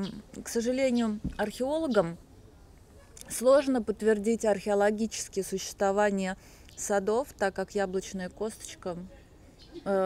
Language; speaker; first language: Russian; native; Russian